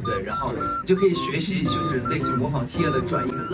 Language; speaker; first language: Chinese; native; Chinese